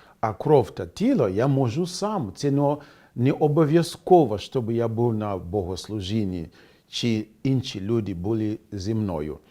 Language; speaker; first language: Ukrainian; non-native, fluent; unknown